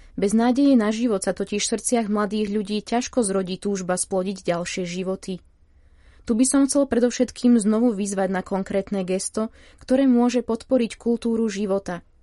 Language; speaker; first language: Slovak; native; Slovak